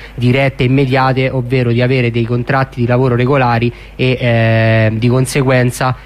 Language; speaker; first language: Italian; native; Italian